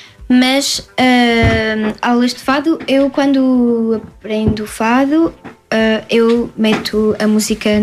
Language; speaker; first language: Portuguese; early bilingual, heritage; French